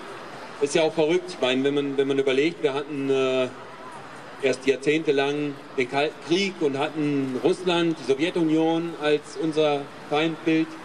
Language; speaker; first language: German; native; German